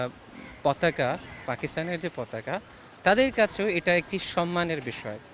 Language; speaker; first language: Bangla; non-native, fluent; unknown